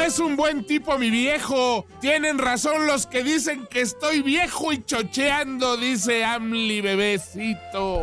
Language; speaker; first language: Spanish; native; Spanish